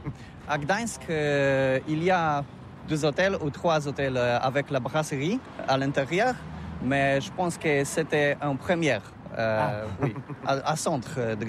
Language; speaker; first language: French; non-native, learner; Polish